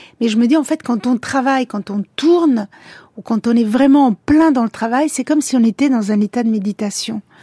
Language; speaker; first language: French; early bilingual, other home language; Italian